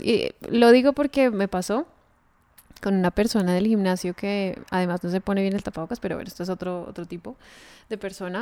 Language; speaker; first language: Spanish; native; Spanish